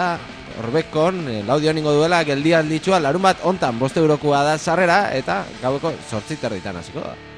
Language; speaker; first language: Basque; native; Basque